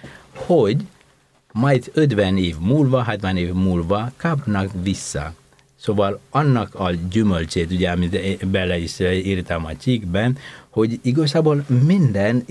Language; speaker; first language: Hungarian; non-native, fluent; Indonesian